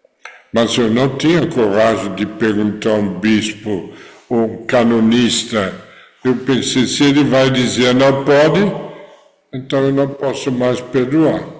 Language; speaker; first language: Portuguese; non-native, fluent; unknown